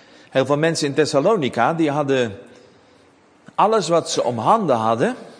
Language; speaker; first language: Dutch; native; Dutch